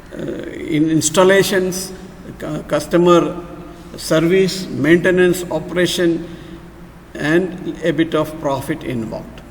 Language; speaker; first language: English; non-native, local second language; Malayalam